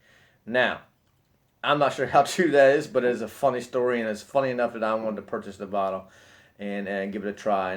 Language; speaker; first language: English; native; English